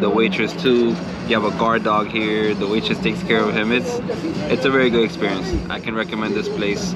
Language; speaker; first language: English; early bilingual, other home language; Spanish